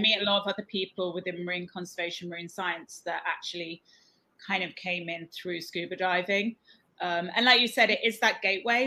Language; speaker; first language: English; native; English